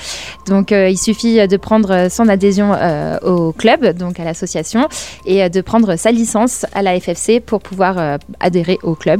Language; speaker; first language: French; native; French